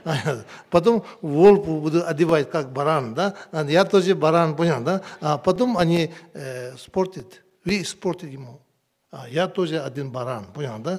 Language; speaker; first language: Russian; non-native, learner; Tibetan